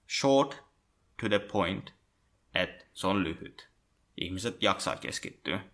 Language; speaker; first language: Finnish; early bilingual, other home language; Bangla